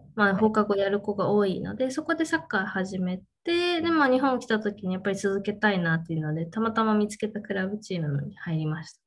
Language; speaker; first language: Japanese; native; Japanese